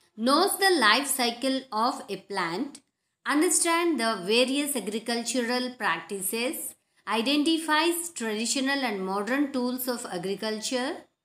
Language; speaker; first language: English; non-native, local second language; Telugu